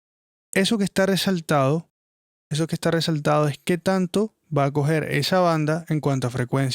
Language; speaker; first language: Spanish; native; Spanish